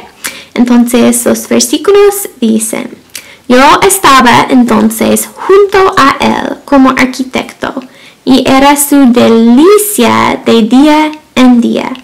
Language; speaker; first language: Spanish; non-native, fluent; English